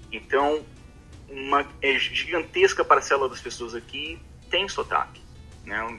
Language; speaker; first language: Portuguese; native; Portuguese